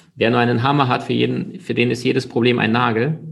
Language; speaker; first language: German; early bilingual, other home language; Russian